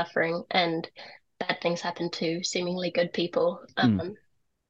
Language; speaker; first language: English; native; English